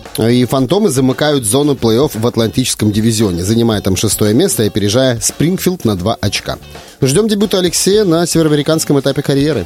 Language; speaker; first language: Russian; native; Russian